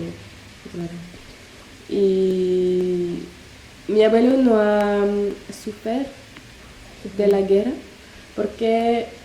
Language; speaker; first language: Spanish; non-native, learner; French